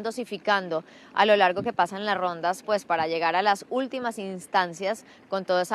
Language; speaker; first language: Spanish; native; Spanish